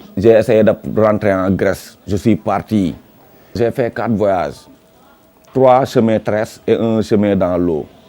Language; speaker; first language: French; non-native, local second language; Wolof